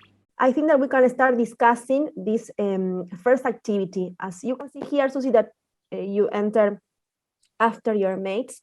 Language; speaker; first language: English; non-native, fluent; Spanish